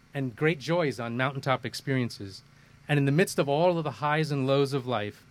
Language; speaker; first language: English; early bilingual, other home language; Malayalam